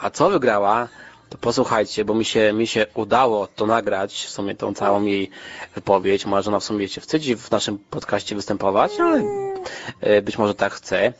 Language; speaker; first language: Polish; native; Polish